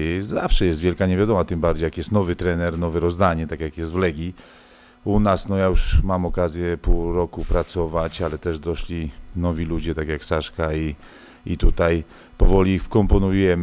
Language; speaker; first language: Polish; native; Polish